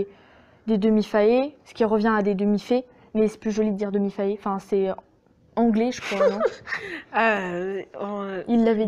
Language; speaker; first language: French; native; French